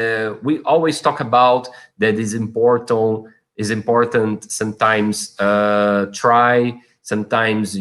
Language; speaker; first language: English; non-native, fluent; Portuguese